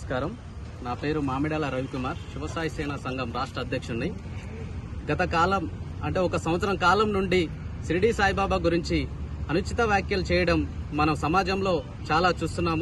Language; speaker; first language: Telugu; native; Telugu